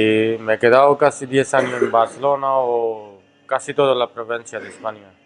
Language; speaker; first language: Spanish; non-native, fluent; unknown